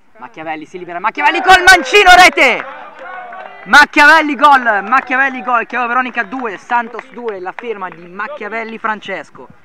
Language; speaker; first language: Italian; native; Italian